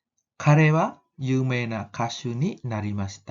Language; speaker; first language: Japanese; non-native, fluent; Khmer